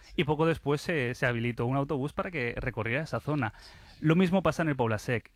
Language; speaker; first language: Spanish; early bilingual, other home language; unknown